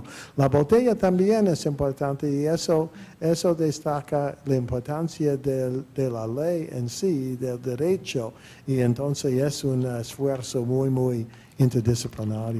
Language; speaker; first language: Spanish; non-native, fluent; English